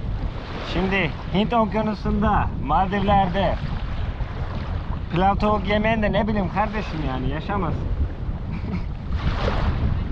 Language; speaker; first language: Turkish; native; Turkish